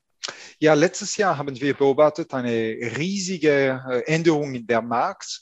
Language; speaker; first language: German; non-native, fluent; French